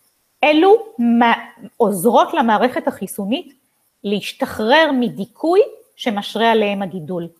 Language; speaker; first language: Hebrew; native; Hebrew